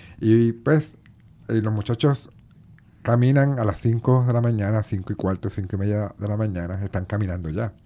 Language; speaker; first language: Spanish; native; Spanish